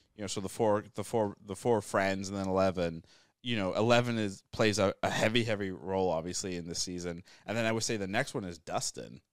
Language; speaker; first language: English; native; English